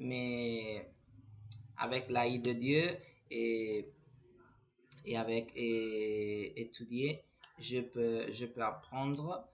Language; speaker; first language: French; non-native, learner; Spanish